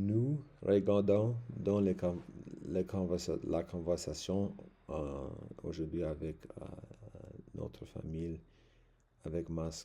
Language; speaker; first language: French; non-native, learner; English